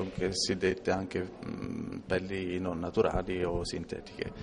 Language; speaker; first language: Italian; native; Italian